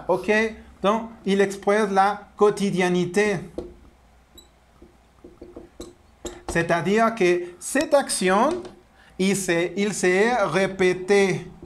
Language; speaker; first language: French; non-native, learner; Spanish